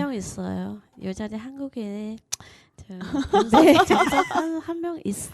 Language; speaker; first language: Korean; non-native, learner; Vietnamese